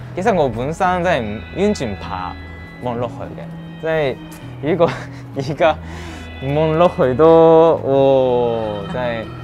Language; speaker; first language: Cantonese; non-native, learner; Japanese